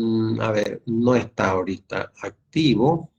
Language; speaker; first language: Spanish; native; Spanish